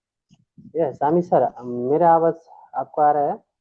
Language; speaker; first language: Hindi; non-native, learner; Nepali